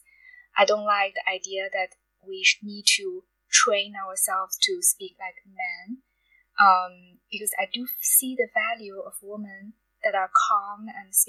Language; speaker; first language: English; non-native, fluent; Chinese